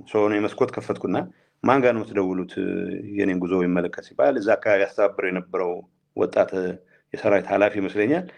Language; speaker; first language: Amharic; non-native, local second language; Tigrinya